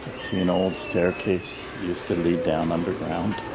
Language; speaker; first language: English; native; English